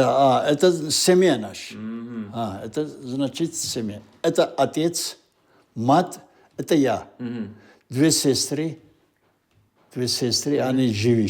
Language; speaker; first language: Russian; non-native, local second language; Chechen